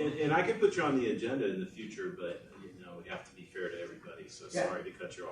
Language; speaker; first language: English; native; English